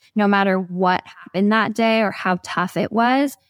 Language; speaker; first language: English; native; English